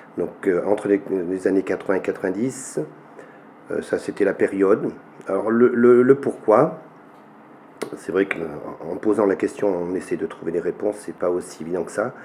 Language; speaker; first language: French; native; French